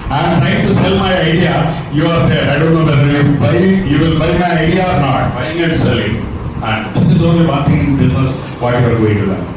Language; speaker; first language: English; non-native, local second language; Telugu